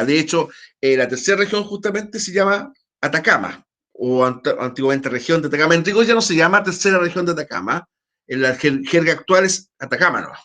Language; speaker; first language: Spanish; native; Spanish